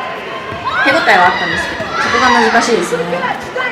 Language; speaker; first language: Japanese; native; Japanese